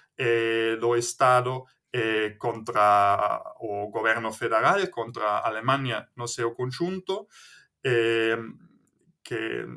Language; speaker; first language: Galician; non-native, fluent; German